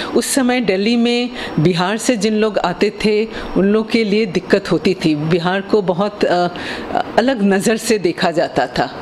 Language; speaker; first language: Hindi; non-native, local second language; Bangla